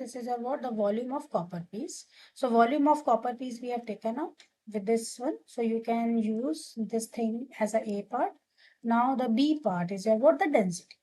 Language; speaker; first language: English; non-native, local second language; Hindi